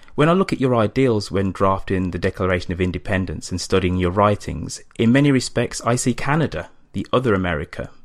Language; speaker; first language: English; native; English